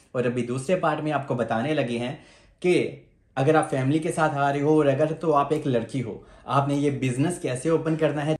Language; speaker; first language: Urdu; non-native, local second language; Punjabi